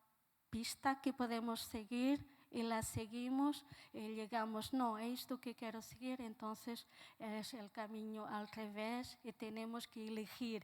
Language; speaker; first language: Spanish; non-native, fluent; Portuguese